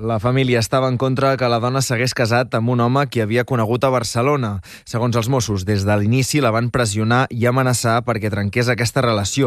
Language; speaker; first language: Catalan; native; Catalan